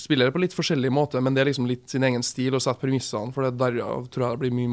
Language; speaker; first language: Norwegian; native; Norwegian